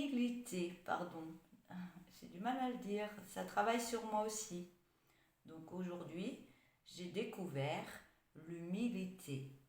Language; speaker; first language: French; native; French